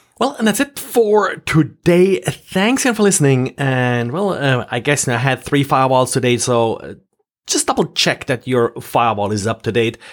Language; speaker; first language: English; non-native, fluent; German